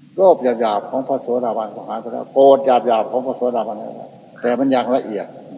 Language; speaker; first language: Thai; native; Thai